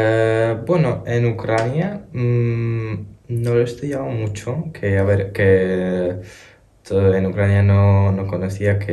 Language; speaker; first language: Spanish; early bilingual, other home language; Ukrainian